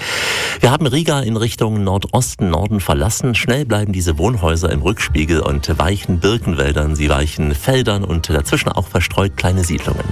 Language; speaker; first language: German; native; German